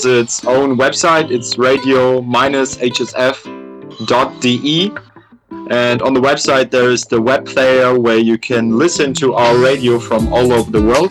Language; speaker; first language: English; non-native, fluent; German